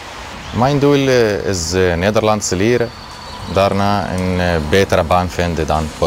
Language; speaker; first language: Dutch; non-native, learner; Arabic